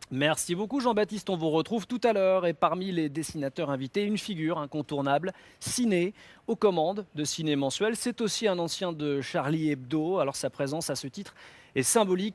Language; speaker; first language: French; native; French